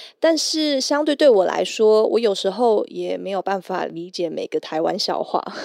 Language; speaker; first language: Chinese; early bilingual, heritage; German